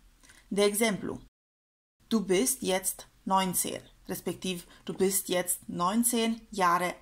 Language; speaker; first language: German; non-native, fluent; Romanian